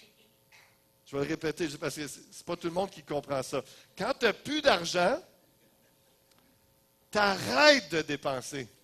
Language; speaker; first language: French; native; French